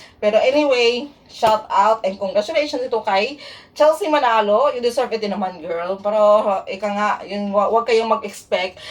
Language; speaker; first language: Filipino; non-native, local second language; Hiligaynon